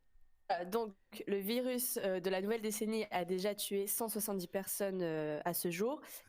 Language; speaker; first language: French; native; French